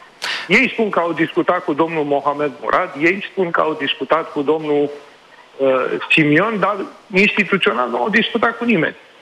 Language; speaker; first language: Romanian; native; Romanian